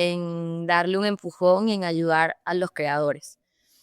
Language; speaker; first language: Spanish; native; Spanish